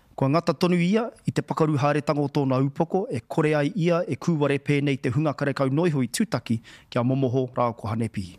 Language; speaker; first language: Māori; non-native, local second language; English